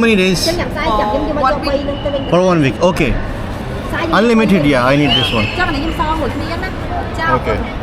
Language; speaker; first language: English; non-native, local second language; Urdu